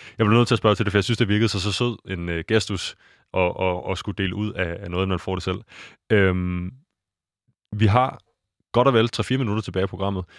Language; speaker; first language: Danish; native; Danish